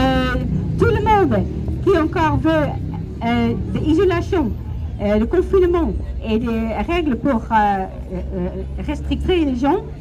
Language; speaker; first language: French; non-native, learner; Dutch